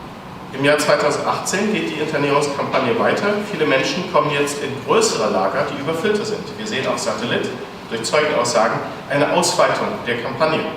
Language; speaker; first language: German; native; German